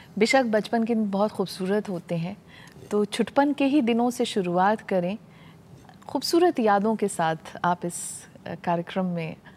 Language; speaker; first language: Hindi; native; Hindi